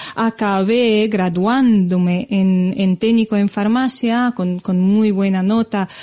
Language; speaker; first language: Spanish; non-native, fluent; Romanian